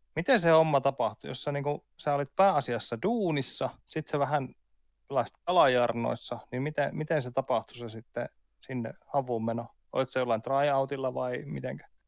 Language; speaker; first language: Finnish; native; Finnish